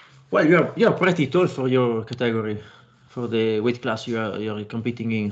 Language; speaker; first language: English; non-native, fluent; Italian